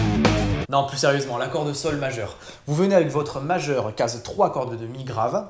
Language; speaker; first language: French; native; French